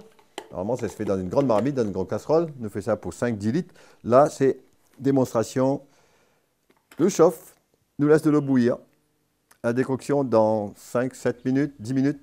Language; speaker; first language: French; native; French